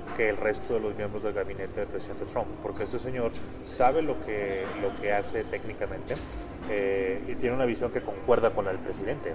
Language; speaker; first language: Spanish; native; Spanish